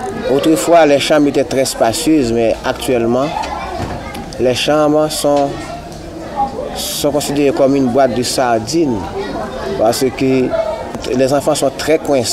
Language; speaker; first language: French; non-native, local second language; Haitian Creole